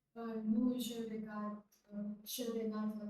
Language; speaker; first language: French; non-native, learner; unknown